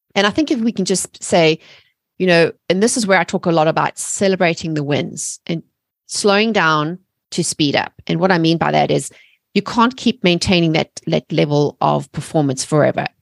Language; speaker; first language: English; native; English